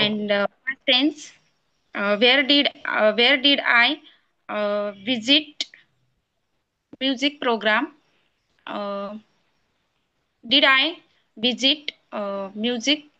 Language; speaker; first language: English; non-native, learner; Marathi